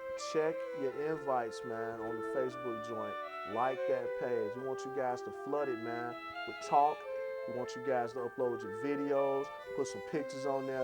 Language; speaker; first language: English; native; English